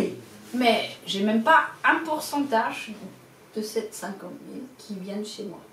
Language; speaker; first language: French; non-native, fluent; German